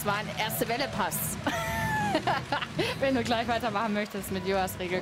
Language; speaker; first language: German; native; German